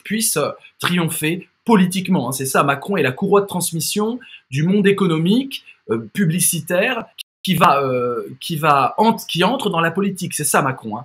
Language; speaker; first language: French; native; French